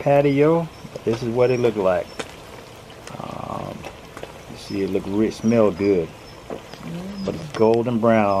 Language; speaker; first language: English; native; English